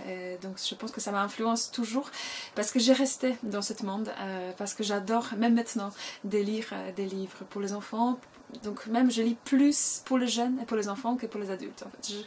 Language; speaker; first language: French; non-native, fluent; Polish